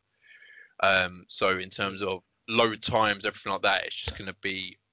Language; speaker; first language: English; native; English